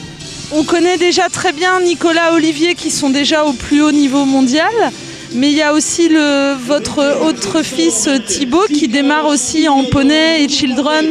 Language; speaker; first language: French; native; French